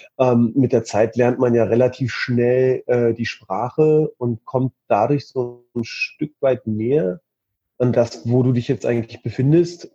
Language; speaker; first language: German; early bilingual, other home language; Persian